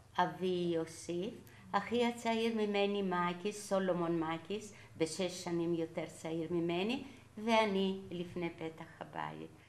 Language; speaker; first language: Hebrew; non-native, fluent; Greek